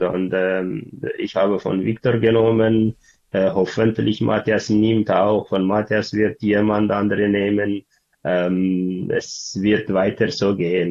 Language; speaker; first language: German; non-native, learner; Tigrinya